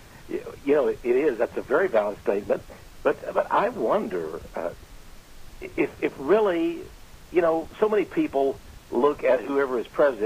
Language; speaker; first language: English; native; English